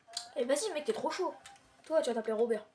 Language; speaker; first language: French; native; French